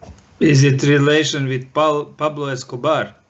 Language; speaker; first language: English; non-native, learner; Serbian